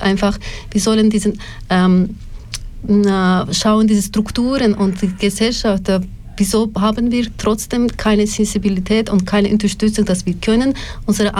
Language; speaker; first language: German; non-native, learner; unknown